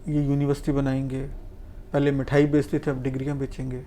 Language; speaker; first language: Hindi; non-native, local second language; Punjabi